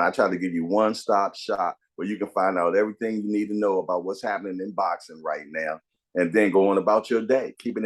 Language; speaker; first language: English; native; English